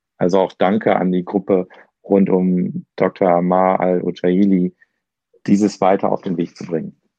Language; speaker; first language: German; native; German